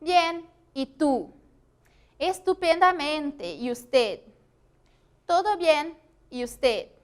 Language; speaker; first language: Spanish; non-native, fluent; Portuguese